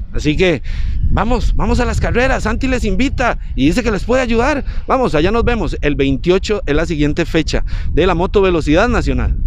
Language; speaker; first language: Spanish; native; Spanish